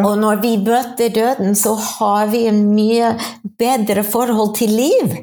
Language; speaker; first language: Norwegian; non-native, fluent; English